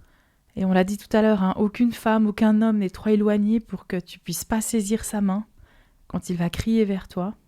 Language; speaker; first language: French; native; French